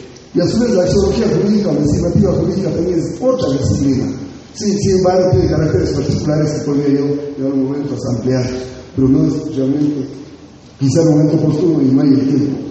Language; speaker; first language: Spanish; native; Spanish